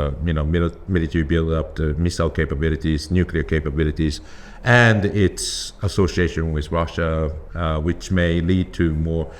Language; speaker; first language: English; non-native, fluent; Japanese